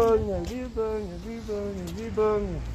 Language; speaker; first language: Czech; non-native, learner; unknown